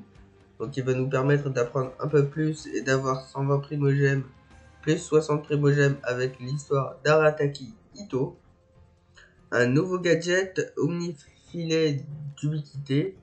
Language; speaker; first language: French; native; French